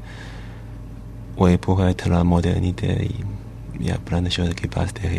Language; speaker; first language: French; non-native, learner; Chinese